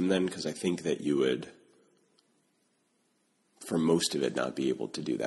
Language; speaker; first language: English; native; English